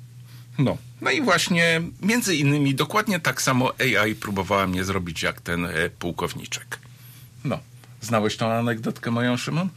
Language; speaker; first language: Polish; native; Polish